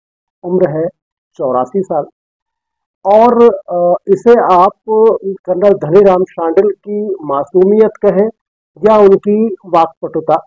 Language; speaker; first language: Hindi; native; Hindi